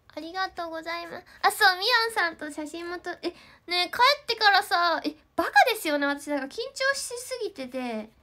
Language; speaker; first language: Japanese; native; Japanese